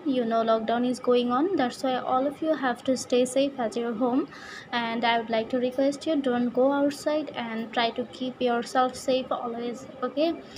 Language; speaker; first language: English; non-native, local second language; Bangla